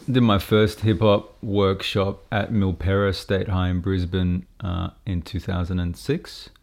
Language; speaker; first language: English; native; English